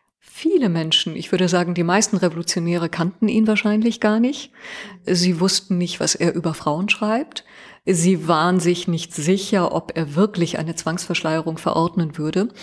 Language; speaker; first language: German; early bilingual, other home language; Persian